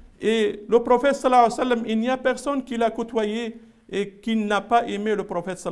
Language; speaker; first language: French; non-native, local second language; Arabic